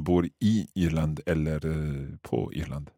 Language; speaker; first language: Swedish; non-native, learner; English